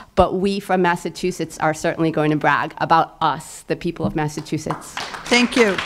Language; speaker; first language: English; native; English